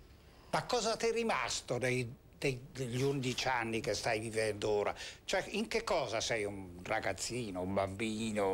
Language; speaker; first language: Italian; native; Italian